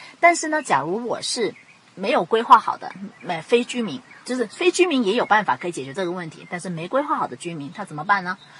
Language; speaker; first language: Chinese; non-native, local second language; Cantonese